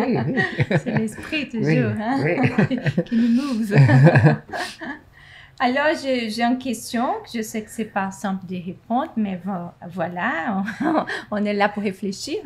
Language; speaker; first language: French; non-native, fluent; Portuguese